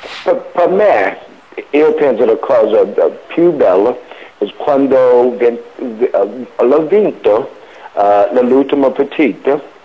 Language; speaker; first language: Italian; non-native, learner; English